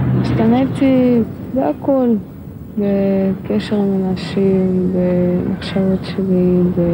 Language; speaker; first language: Hebrew; non-native, learner; Russian